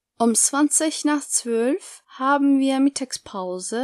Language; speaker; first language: German; non-native, fluent; Turkish